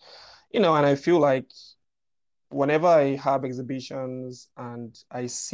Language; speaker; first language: English; non-native, local second language; Igbo